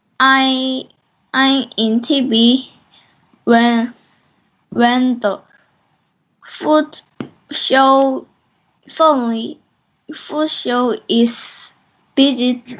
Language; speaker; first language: English; non-native, learner; Korean